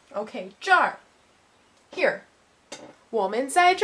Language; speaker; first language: Chinese; non-native, learner; English